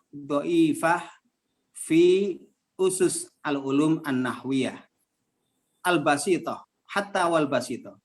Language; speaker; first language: Arabic; non-native, fluent; Indonesian